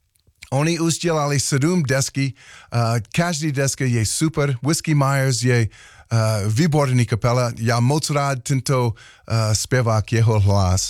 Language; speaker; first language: Czech; non-native, learner; English